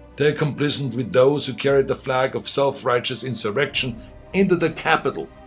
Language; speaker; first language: English; non-native, fluent; German